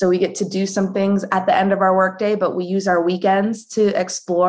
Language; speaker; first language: English; native; English